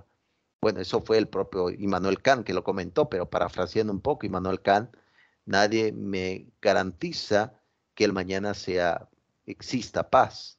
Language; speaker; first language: Spanish; native; Spanish